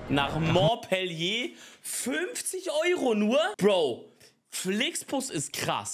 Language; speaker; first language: German; native; German